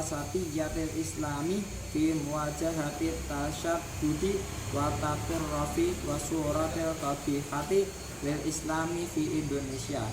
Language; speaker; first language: Arabic; non-native, learner; Indonesian